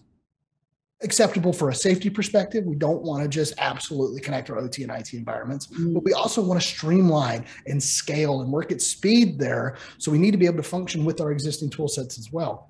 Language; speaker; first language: English; native; English